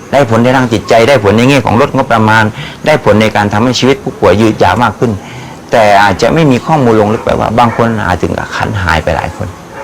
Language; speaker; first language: Thai; native; Thai